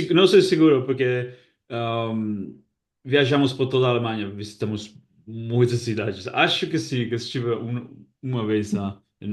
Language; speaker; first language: Portuguese; non-native, fluent; Basque